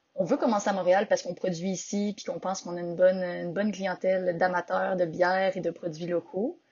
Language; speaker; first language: French; native; French